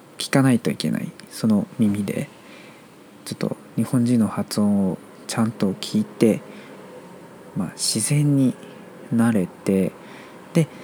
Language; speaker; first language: Japanese; non-native, fluent; Chinese